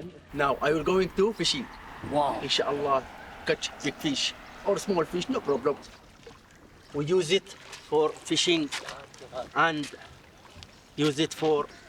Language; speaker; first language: English; non-native, learner; Urdu